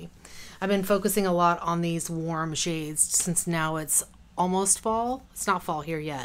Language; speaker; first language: English; native; English